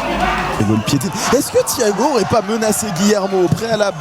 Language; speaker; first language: French; native; French